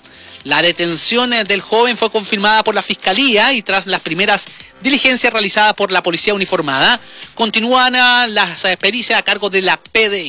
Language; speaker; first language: Spanish; native; Spanish